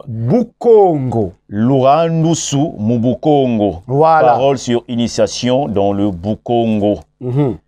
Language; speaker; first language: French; non-native, local second language; Kongo